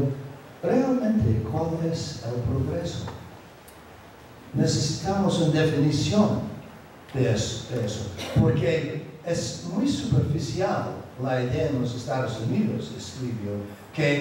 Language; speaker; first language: Spanish; non-native, fluent; English